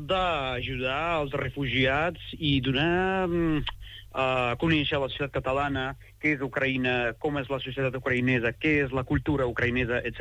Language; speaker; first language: Catalan; non-native, fluent; Ukrainian